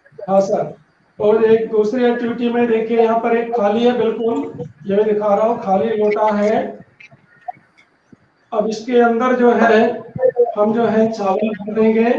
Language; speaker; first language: Hindi; native; Hindi